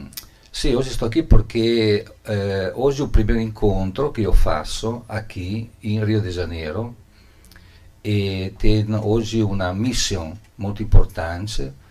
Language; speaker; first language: Italian; non-native, learner; Portuguese